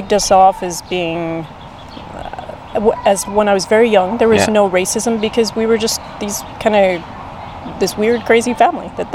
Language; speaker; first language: English; native; English